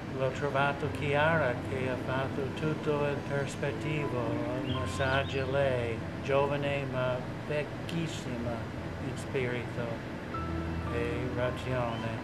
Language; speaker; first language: Italian; non-native, learner; English